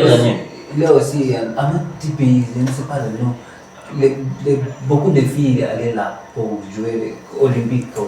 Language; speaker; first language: French; non-native, learner; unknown